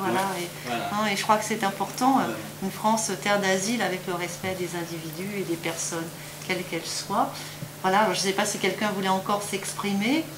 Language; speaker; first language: French; native; French